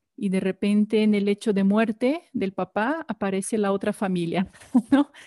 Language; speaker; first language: Spanish; non-native, fluent; Portuguese